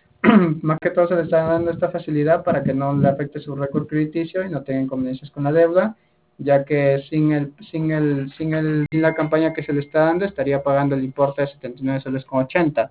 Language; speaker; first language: Spanish; native; Spanish